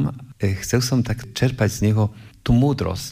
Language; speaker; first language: Slovak; non-native, fluent; Polish